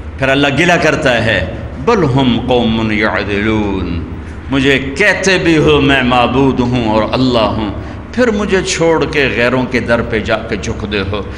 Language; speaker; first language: Urdu; non-native, local second language; Punjabi